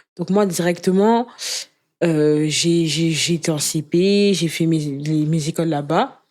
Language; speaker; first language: French; early bilingual, other home language; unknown